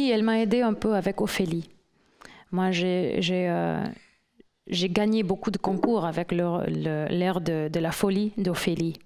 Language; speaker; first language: French; non-native, fluent; English